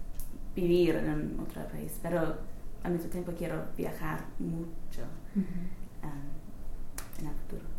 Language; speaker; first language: Spanish; non-native, learner; English